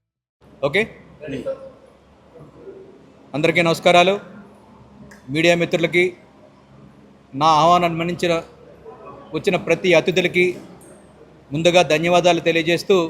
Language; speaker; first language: Telugu; native; Telugu